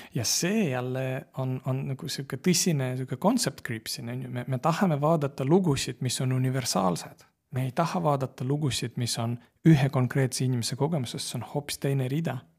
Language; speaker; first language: Estonian; non-native, local second language; Russian